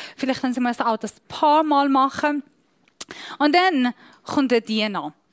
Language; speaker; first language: German; non-native, fluent; Persian